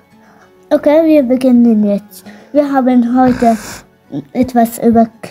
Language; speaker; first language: German; non-native, learner; Arabic